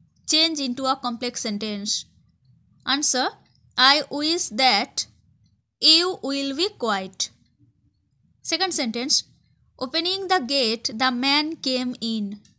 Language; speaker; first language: English; non-native, local second language; Bangla